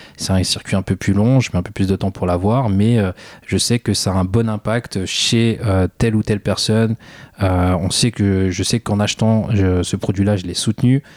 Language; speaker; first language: French; early bilingual, other home language; Khmer